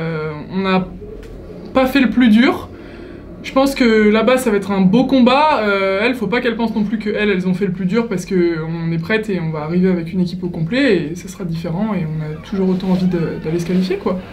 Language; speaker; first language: French; native; French